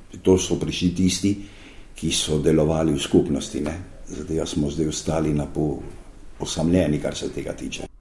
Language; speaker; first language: Slovenian; early bilingual, heritage; Slovenian